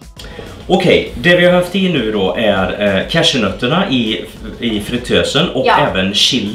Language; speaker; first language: Swedish; native; Swedish